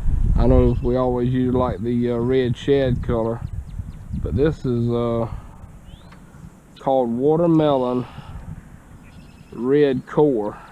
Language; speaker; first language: English; native; English